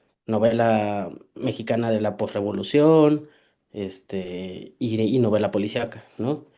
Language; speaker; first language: Spanish; native; Spanish